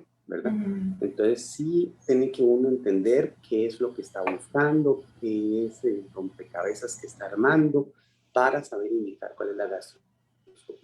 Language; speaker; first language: Spanish; native; Spanish